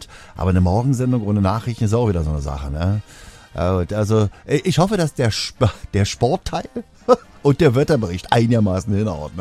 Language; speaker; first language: German; native; German